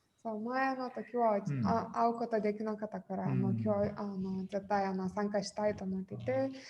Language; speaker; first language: Japanese; non-native, fluent; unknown